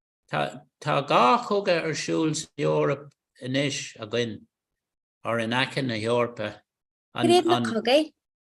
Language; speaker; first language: Irish; non-native, local second language; English